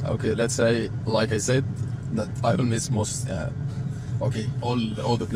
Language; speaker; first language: English; non-native, fluent; Arabic